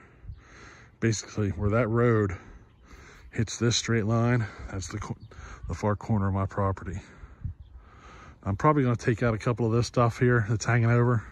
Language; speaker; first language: English; native; English